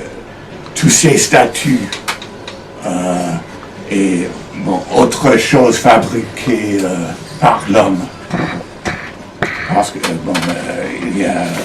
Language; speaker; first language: French; non-native, fluent; English